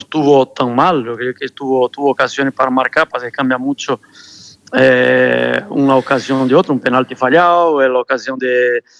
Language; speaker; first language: Spanish; non-native, fluent; Portuguese